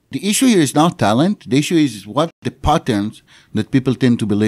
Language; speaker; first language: English; non-native, fluent; Hebrew